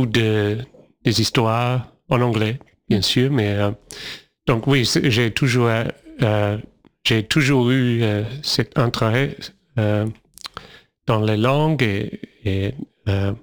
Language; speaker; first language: French; non-native, fluent; English